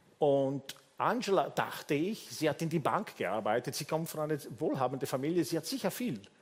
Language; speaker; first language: German; non-native, fluent; Italian